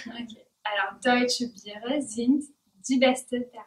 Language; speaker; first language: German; non-native, learner; French